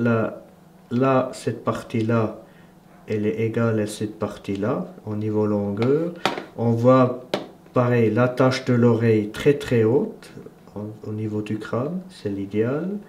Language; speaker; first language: French; native; French